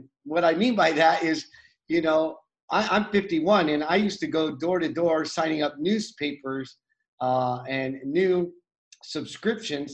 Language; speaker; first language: English; native; English